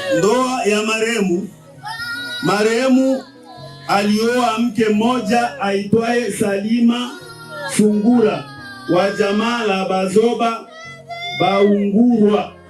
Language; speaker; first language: Swahili; non-native, local second language; Bembe